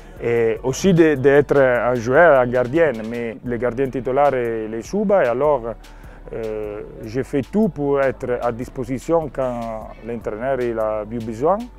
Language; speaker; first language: French; non-native, learner; Italian